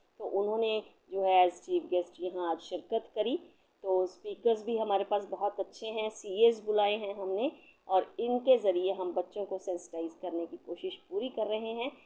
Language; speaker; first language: Hindi; non-native, local second language; Punjabi